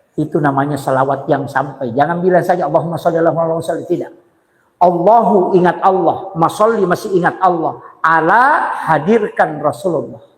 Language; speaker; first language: Indonesian; non-native, local second language; Buginese